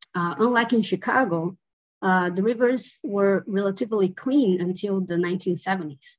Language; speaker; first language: English; non-native, fluent; Portuguese